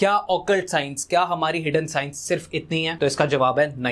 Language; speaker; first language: Hindi; native; Hindi